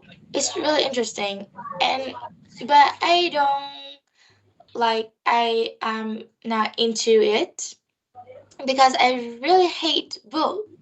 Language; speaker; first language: English; non-native, learner; Vietnamese